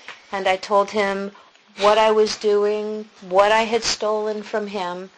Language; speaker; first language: English; native; English